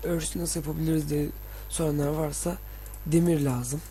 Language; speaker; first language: Turkish; native; Turkish